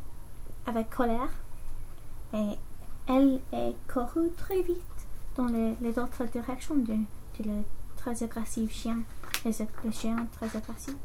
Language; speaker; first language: French; non-native, learner; English